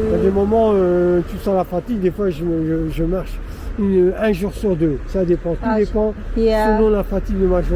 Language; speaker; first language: French; native; French